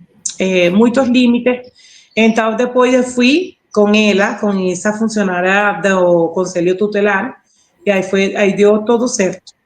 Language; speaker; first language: Portuguese; non-native, learner; Spanish